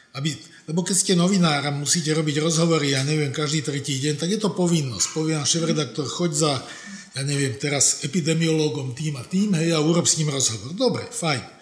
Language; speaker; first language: Slovak; native; Slovak